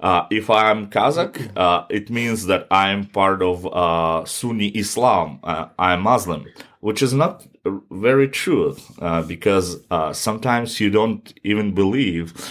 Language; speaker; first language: English; non-native, fluent; Russian